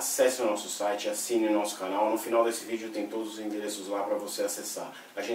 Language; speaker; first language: Portuguese; native; Portuguese